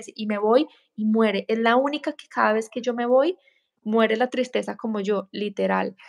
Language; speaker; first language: Spanish; native; Spanish